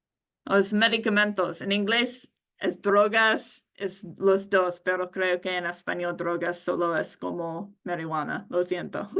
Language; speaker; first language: Spanish; non-native, learner; English